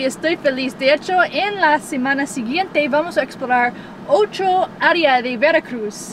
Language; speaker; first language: Spanish; non-native, fluent; English